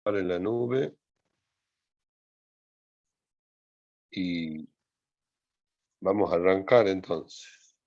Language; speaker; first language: Spanish; native; Spanish